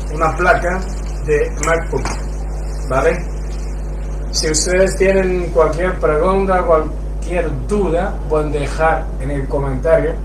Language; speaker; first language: Spanish; non-native, fluent; Chinese